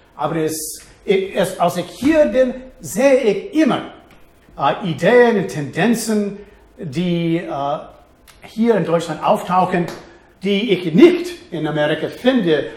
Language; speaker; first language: German; non-native, fluent; English